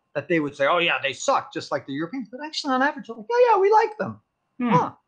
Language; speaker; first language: English; native; English